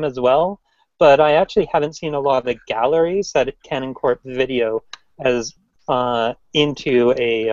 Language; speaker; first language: English; native; English